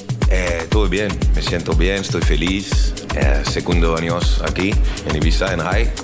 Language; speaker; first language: Spanish; non-native, learner; French